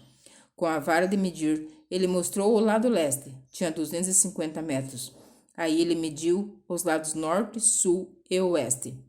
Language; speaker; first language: Portuguese; native; Portuguese